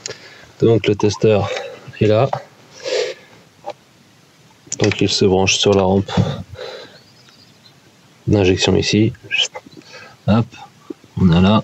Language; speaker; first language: French; native; French